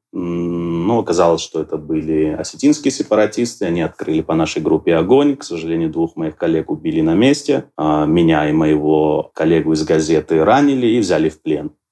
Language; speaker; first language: Russian; non-native, local second language; Georgian